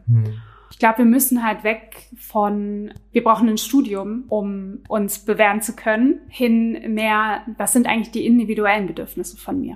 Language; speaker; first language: German; native; German